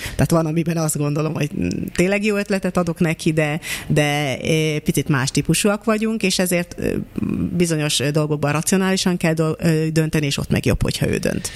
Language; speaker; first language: Hungarian; early bilingual, other home language; Russian